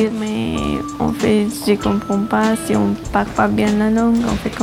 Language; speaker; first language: French; non-native, learner; Romanian